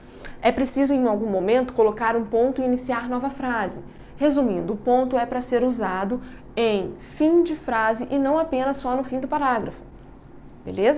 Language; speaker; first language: Portuguese; native; Portuguese